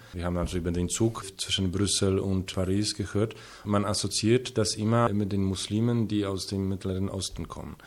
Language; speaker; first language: German; non-native, fluent; Polish